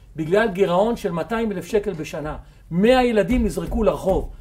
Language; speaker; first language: Hebrew; native; Hebrew